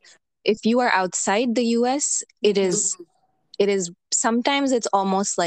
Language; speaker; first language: English; non-native, local second language; Urdu